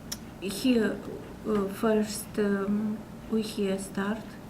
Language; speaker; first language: English; non-native, learner; Russian